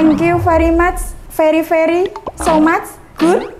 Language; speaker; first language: English; non-native, learner; Indonesian